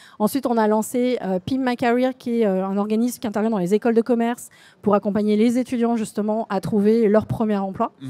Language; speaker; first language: French; native; French